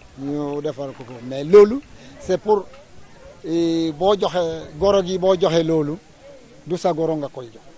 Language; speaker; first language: Wolof; non-native, local second language; Jola-Fonyi